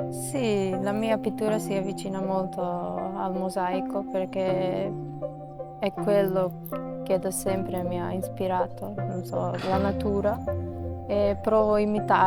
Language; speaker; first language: Italian; non-native, fluent; Macedonian